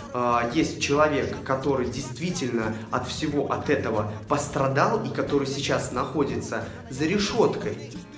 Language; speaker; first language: Russian; native; Russian